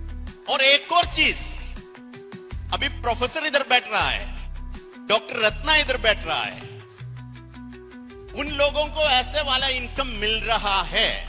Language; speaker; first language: Hindi; non-native, fluent; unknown